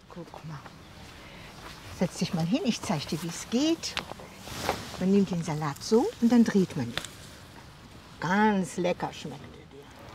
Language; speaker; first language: German; native; German